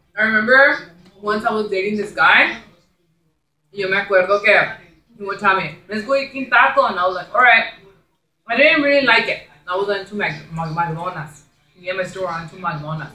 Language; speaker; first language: English; early bilingual, other home language; Spanish